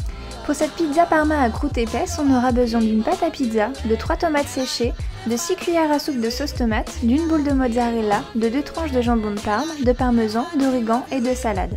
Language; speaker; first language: French; native; French